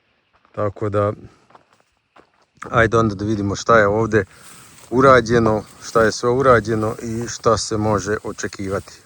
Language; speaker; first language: Croatian; native; Croatian